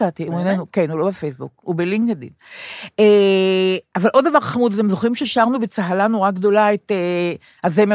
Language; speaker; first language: Hebrew; native; Hebrew